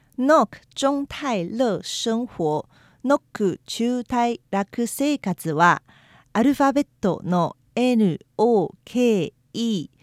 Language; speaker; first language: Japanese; non-native, fluent; Chinese